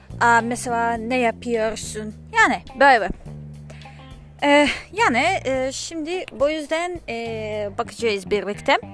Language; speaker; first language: Turkish; non-native, learner; English